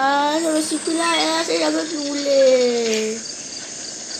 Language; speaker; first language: French; native; French